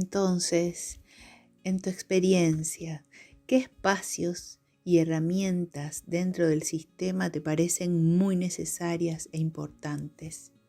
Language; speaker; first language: Spanish; native; Spanish